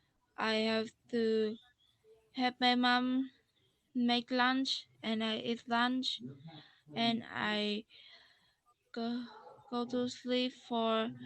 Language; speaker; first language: English; non-native, learner; Vietnamese